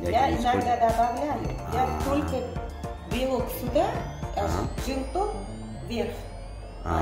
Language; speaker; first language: Russian; non-native, local second language; Uzbek